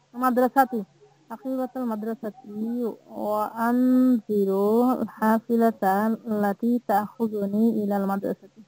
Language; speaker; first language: Arabic; non-native, learner; Bangla